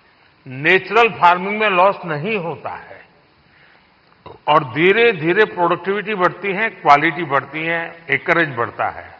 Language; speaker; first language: Hindi; non-native, local second language; Gujarati